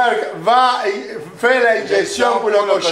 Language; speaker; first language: French; non-native, learner; Spanish